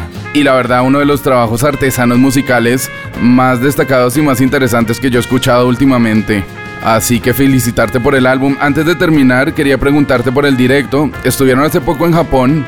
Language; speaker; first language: Spanish; native; Spanish